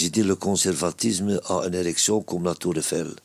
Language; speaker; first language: French; non-native, local second language; Dutch